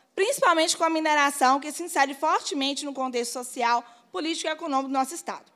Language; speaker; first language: Portuguese; native; Portuguese